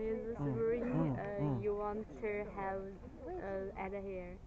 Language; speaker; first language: English; non-native, learner; Chinese